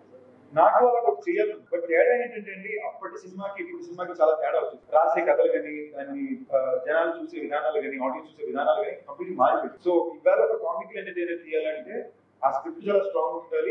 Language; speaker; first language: Telugu; native; Telugu